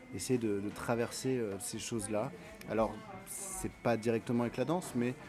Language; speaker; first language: French; native; French